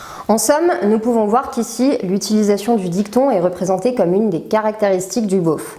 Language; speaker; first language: French; native; French